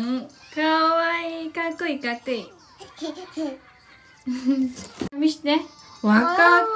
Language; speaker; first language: Japanese; non-native, learner; Filipino